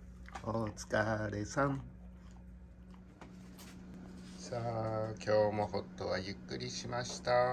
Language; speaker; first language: Japanese; native; Japanese